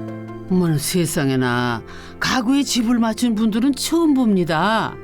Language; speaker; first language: Korean; native; Korean